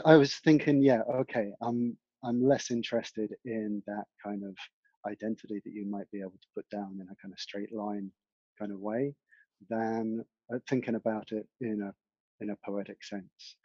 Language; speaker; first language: English; native; English